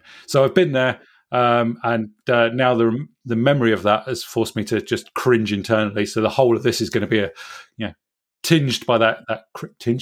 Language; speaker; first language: English; native; English